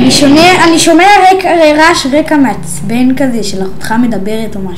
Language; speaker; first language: Hebrew; native; Hebrew